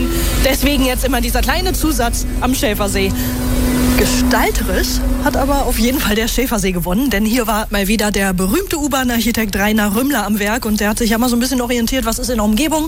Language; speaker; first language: German; native; German